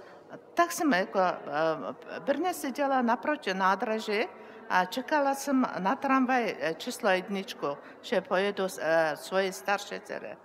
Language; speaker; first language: Czech; non-native, learner; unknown